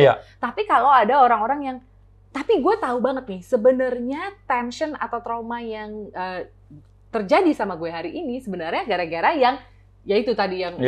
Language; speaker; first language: Indonesian; native; Indonesian